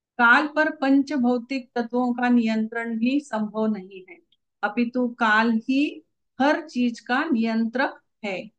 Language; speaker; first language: Hindi; non-native, local second language; Marathi